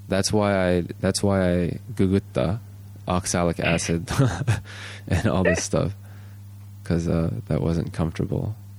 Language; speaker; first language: English; early bilingual, other home language; Japanese